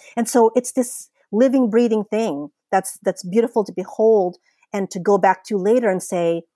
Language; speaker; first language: English; early bilingual, other home language; Filipino